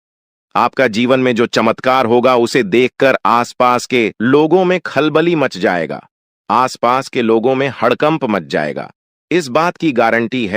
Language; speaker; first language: Hindi; non-native, local second language; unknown